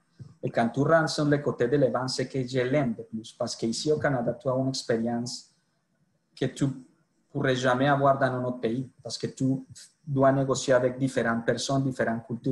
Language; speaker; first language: French; non-native, fluent; Spanish